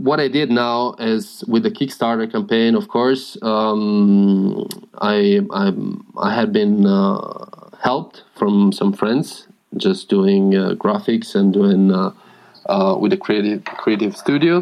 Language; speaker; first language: English; non-native, fluent; Italian